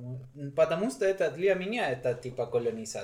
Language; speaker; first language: Russian; non-native, learner; Spanish